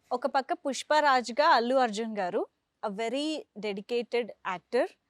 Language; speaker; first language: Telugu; native; Telugu